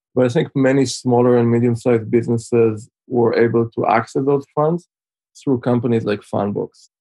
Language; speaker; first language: English; non-native, fluent; Hebrew